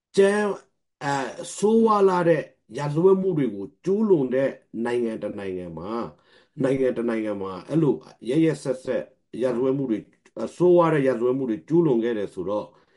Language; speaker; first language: Burmese; non-native, local second language; Rohingya